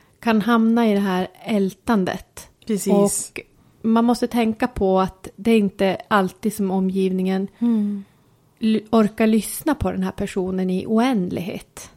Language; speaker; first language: Swedish; native; Swedish